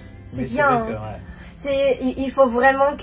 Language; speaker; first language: French; non-native, fluent; Japanese